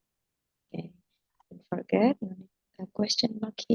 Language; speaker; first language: English; non-native, fluent; Indonesian